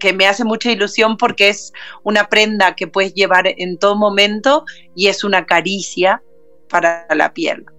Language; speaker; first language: Spanish; native; Spanish